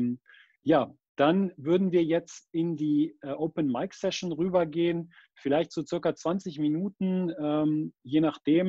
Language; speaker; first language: German; native; German